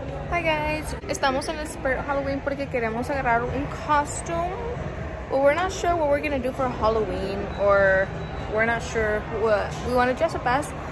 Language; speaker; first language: English; early bilingual, other home language; Spanish